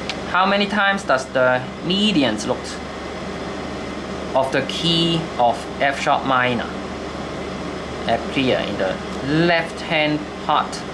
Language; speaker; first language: English; non-native, local second language; Cantonese